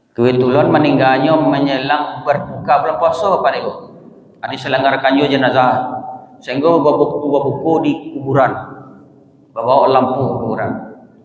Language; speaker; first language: Malay; non-native, local second language; Minangkabau